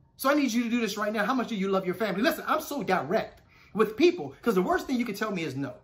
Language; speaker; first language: English; native; English